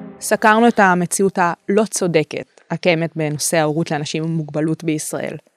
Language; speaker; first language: Hebrew; native; Hebrew